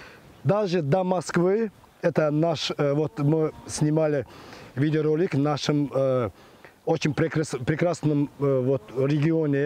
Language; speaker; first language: Russian; non-native, learner; Azerbaijani